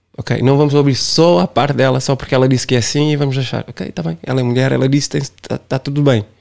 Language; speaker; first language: Portuguese; non-native, local second language; Kabuverdianu